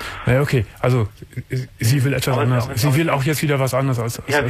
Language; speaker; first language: German; native; German